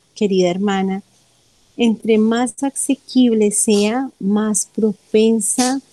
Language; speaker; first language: Spanish; native; Spanish